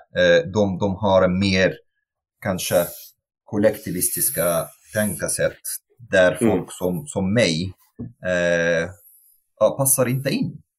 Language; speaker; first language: Swedish; non-native, fluent; Arabic